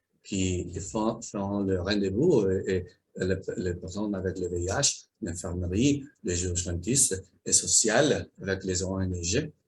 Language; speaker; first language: French; non-native, learner; Spanish